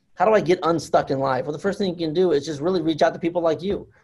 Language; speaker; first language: English; native; English